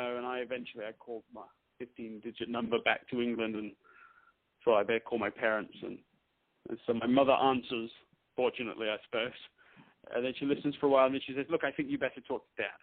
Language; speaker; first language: English; native; English